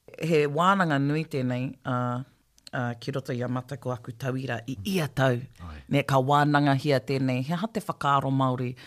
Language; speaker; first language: Māori; native; Māori